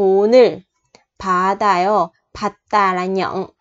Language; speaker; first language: Korean; non-native, fluent; Vietnamese